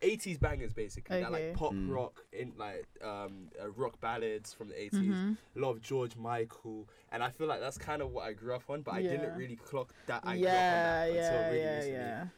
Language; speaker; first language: English; native; English